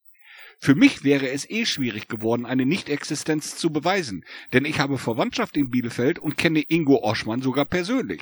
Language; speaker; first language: German; native; German